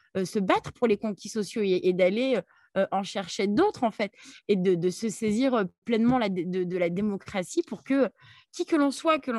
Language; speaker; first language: French; early bilingual, other home language; Arabic